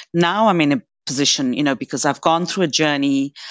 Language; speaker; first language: English; native; English